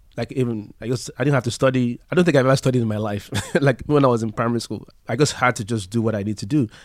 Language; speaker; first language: English; non-native, local second language; Yoruba